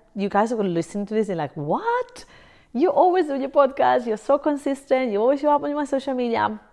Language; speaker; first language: English; non-native, fluent; Italian